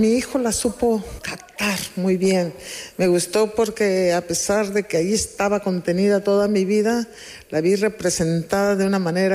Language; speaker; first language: Spanish; native; Spanish